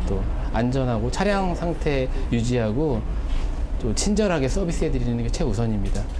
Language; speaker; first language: Korean; native; Korean